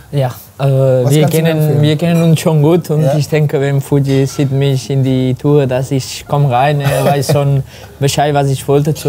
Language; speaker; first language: German; non-native, learner; Spanish